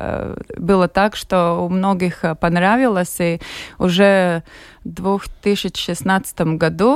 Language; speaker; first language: Russian; non-native, local second language; Latvian